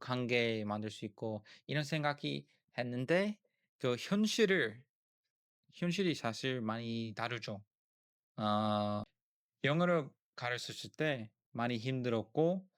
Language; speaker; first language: Korean; non-native, learner; English